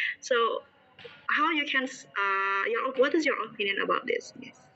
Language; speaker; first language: English; non-native, fluent; Indonesian